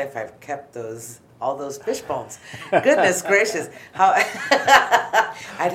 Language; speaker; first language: English; native; English